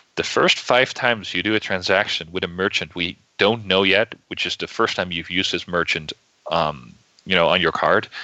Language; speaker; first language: English; non-native, fluent; Dutch